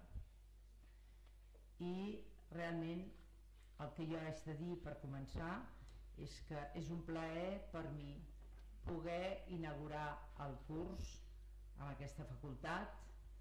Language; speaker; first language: Catalan; native; Catalan